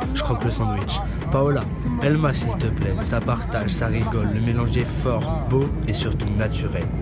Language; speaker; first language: French; native; French